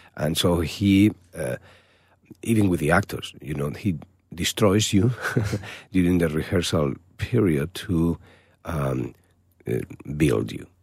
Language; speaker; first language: English; non-native, fluent; Spanish